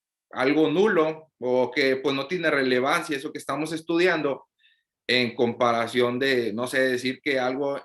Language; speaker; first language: Spanish; native; Spanish